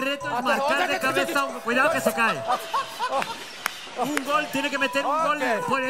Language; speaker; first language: Spanish; native; Spanish